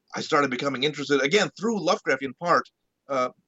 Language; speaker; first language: English; early bilingual, other home language; Marathi